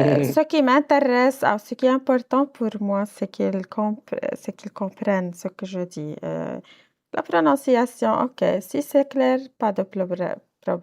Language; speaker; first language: French; non-native, local second language; Arabic